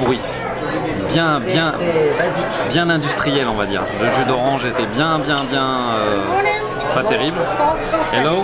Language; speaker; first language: French; native; French